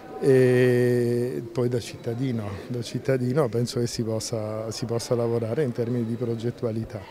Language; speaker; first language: Italian; native; Italian